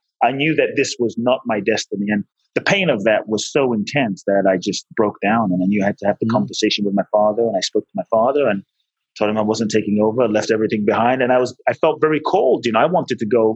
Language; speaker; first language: English; native; English